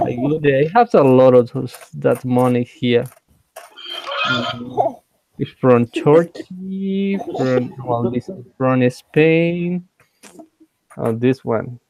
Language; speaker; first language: English; non-native, learner; Spanish